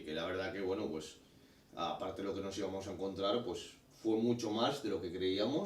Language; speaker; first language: Spanish; native; Spanish